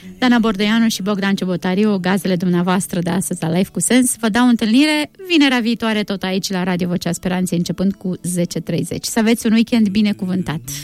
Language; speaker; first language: Romanian; native; Romanian